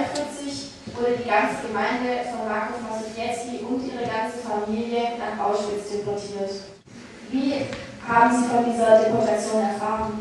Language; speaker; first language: German; native; German